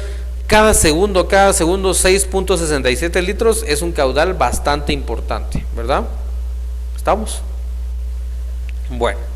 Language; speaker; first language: Spanish; native; Spanish